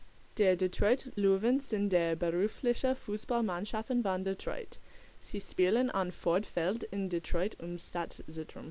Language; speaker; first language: German; non-native, learner; English